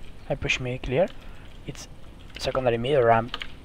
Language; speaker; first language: English; non-native, learner; Spanish